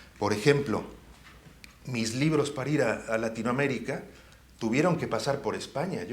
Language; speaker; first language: Spanish; native; Spanish